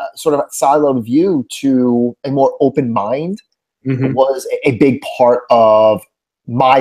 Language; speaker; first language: English; native; English